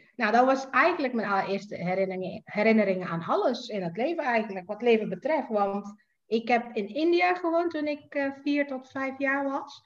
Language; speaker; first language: Dutch; non-native, fluent; Indonesian